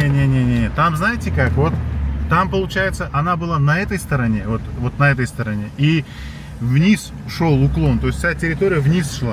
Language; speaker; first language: Russian; native; Russian